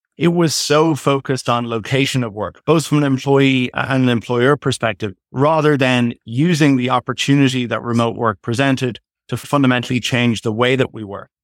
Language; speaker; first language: English; native; English